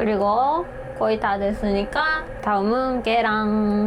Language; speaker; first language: Korean; non-native, learner; Japanese